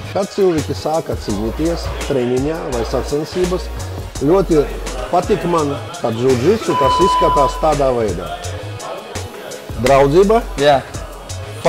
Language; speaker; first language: Latvian; non-native, local second language; Russian